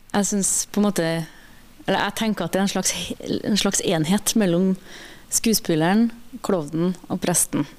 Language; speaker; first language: Norwegian; native; Norwegian